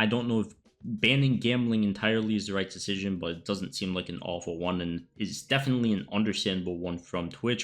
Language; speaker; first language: English; native; English